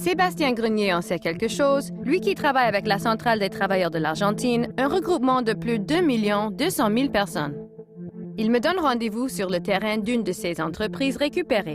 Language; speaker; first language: French; native; French